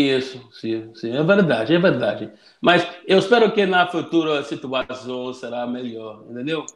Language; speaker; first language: Portuguese; non-native, learner; English